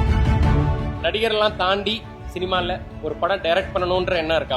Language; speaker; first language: Tamil; native; Tamil